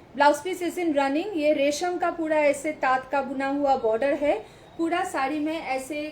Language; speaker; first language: Hindi; non-native, local second language; Bangla